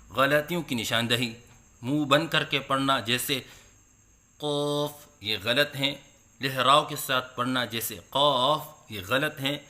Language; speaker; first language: Urdu; native; Urdu